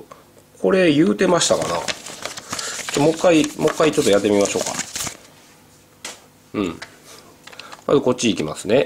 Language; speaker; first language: Japanese; native; Japanese